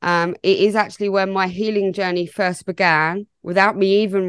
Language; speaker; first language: English; native; English